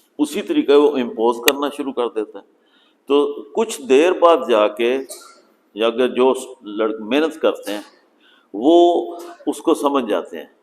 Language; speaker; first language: Urdu; native; Urdu